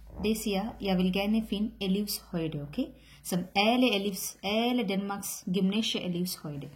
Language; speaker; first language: Danish; non-native, learner; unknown